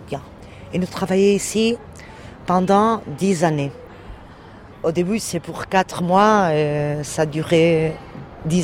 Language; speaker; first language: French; non-native, learner; Portuguese